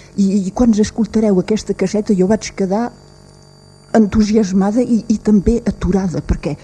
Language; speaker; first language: Catalan; native; Catalan